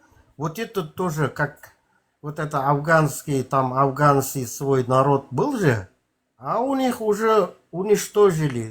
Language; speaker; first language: Russian; non-native, local second language; Kazakh